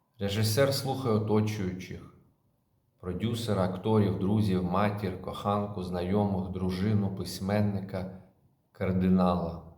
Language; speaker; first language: Ukrainian; native; Ukrainian